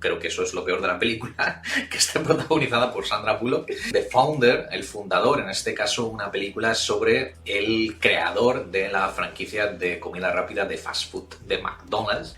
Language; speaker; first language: Spanish; native; Spanish